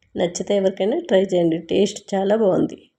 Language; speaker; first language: Telugu; native; Telugu